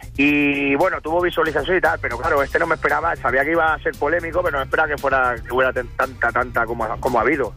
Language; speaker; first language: Spanish; native; Spanish